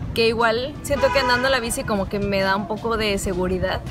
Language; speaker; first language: Spanish; native; Spanish